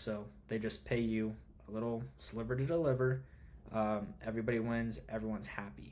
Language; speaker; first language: English; native; English